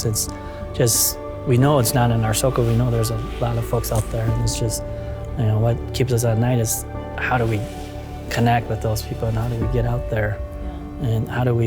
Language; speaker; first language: English; early bilingual, other home language; Hmong